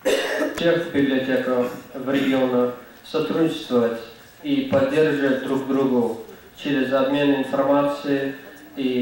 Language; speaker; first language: Russian; non-native, learner; English